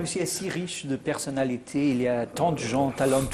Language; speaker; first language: French; non-native, fluent; Portuguese